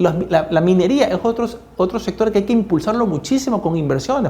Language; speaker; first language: Spanish; native; Spanish